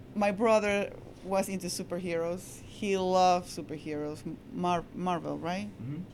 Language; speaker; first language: English; non-native, fluent; Spanish